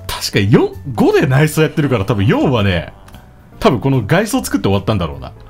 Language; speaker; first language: Japanese; native; Japanese